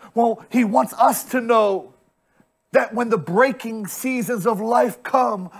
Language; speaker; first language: English; native; English